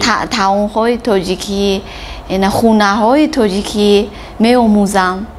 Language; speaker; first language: Tajik; non-native, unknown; Chinese